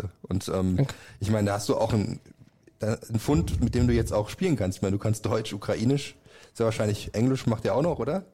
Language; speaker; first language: German; native; German